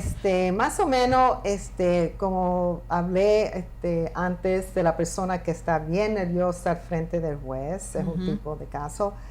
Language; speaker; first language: Spanish; early bilingual, heritage; Spanish